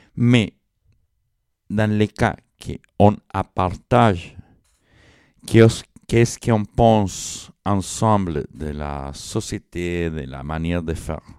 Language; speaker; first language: French; non-native, fluent; Spanish